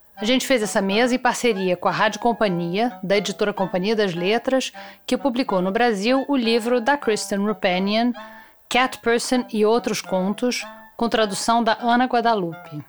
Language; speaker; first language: Portuguese; native; Portuguese